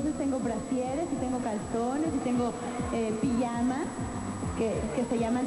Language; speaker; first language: Portuguese; non-native, learner; Spanish